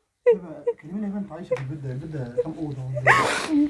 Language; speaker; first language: Arabic; native; Arabic